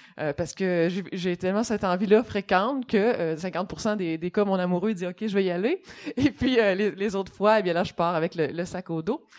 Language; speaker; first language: French; native; French